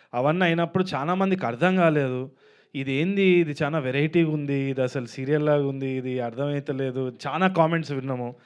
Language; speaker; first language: Telugu; native; Telugu